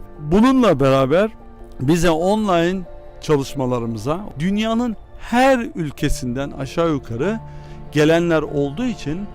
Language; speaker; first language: Turkish; early bilingual, heritage; Turkish